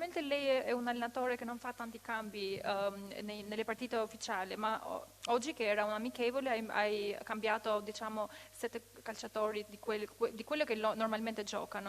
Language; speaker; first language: Italian; non-native, fluent; Albanian